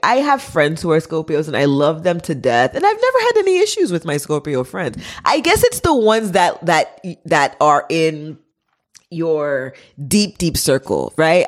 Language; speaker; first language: English; early bilingual, other home language; Haitian Creole